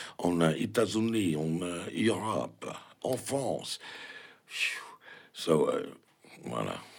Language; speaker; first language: French; non-native, learner; English